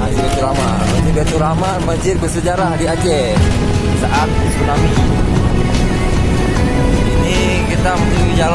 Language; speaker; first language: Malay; non-native, local second language; Achinese